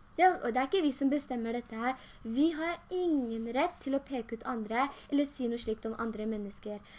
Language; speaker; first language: Norwegian; early bilingual, other home language; Urdu